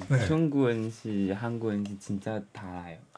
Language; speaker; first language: Korean; non-native, learner; Chinese